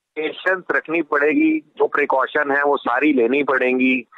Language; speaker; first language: Hindi; native; Hindi